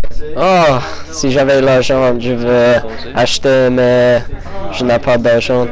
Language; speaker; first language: French; non-native, learner; English